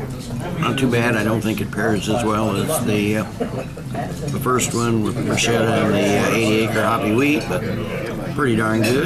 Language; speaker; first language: English; native; English